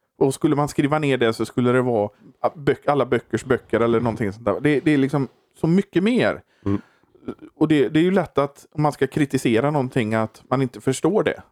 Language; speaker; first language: Swedish; native; Swedish